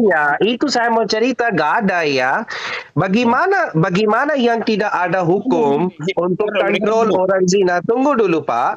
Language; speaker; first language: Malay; non-native, learner; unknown